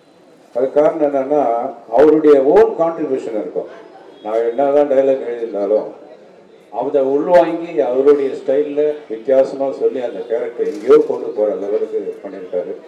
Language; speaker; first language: Tamil; native; Tamil